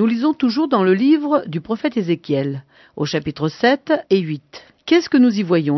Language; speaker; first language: French; native; French